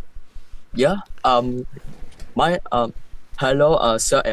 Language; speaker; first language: English; non-native, fluent; Vietnamese